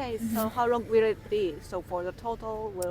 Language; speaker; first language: English; non-native, local second language; Japanese